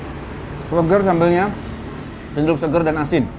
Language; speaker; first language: Indonesian; native; Indonesian